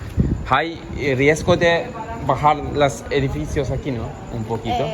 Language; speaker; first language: Spanish; non-native, learner; Turkish